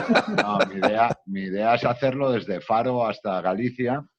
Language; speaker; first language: Spanish; native; Spanish